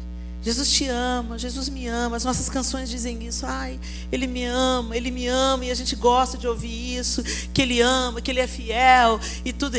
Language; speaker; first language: Portuguese; native; Portuguese